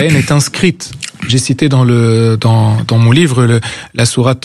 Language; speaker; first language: French; non-native, local second language; Arabic